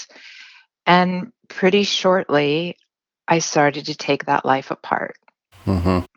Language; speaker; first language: English; native; English